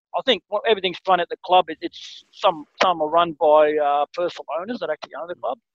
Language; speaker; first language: English; native; English